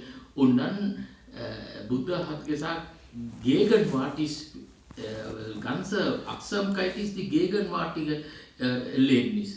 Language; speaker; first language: German; non-native, fluent; Sinhala